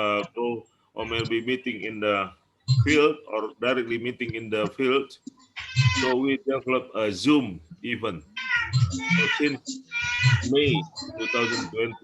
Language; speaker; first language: English; non-native, learner; Indonesian